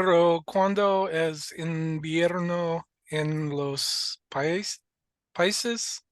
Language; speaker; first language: Spanish; non-native, learner; English